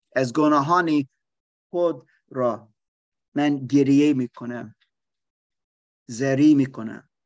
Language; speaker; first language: Persian; non-native, learner; German